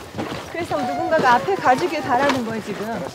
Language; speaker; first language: Korean; native; Korean